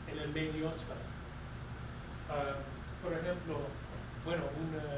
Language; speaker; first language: Spanish; non-native, fluent; English